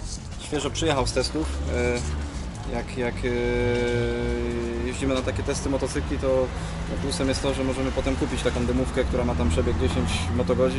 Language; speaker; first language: Polish; native; Polish